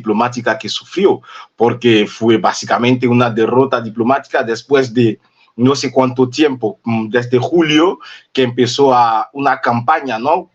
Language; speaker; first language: Spanish; non-native, fluent; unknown